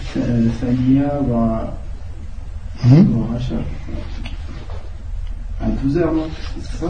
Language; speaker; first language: Arabic; non-native, learner; French